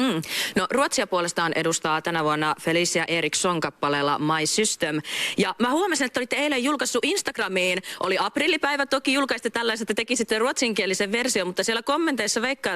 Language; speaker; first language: Finnish; native; Finnish